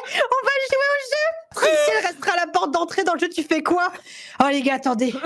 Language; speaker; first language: French; native; French